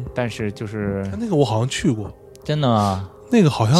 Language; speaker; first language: Chinese; native; Chinese